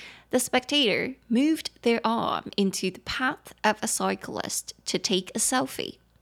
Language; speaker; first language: English; non-native, fluent; Chinese